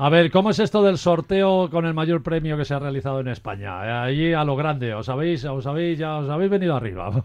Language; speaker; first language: Spanish; native; Spanish